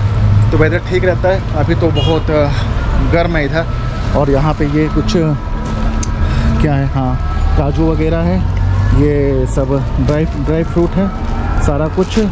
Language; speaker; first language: Hindi; native; Hindi